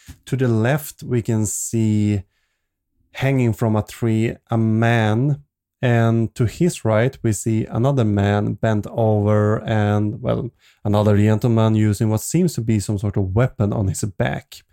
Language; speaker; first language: English; non-native, fluent; Swedish